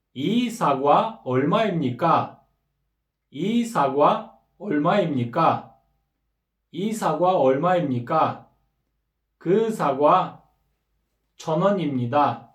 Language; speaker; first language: Korean; non-native, fluent; Kyrgyz